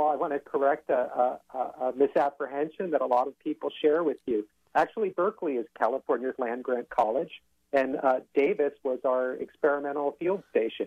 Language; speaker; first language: English; native; English